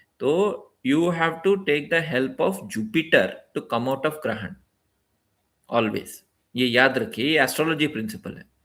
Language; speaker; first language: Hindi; non-native, local second language; Telugu